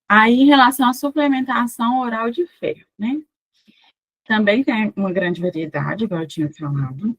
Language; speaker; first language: Portuguese; native; Portuguese